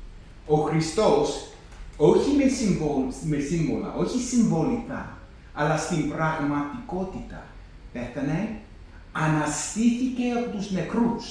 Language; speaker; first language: Greek; non-native, fluent; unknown